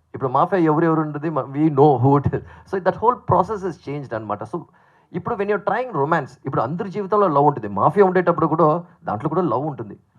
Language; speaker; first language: Telugu; native; Telugu